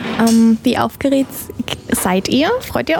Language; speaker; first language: German; native; German